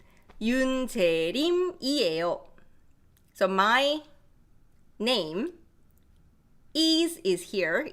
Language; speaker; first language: Korean; native; Korean